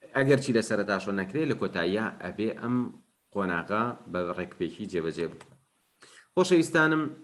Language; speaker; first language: Central Kurdish; non-native, local second language; Gurani